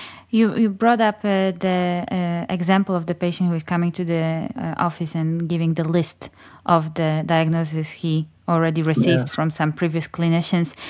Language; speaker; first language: English; non-native, fluent; Polish